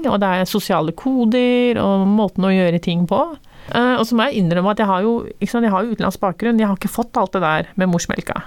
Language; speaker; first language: Norwegian; early bilingual, other home language; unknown